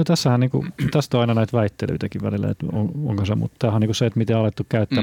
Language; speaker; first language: Finnish; native; Finnish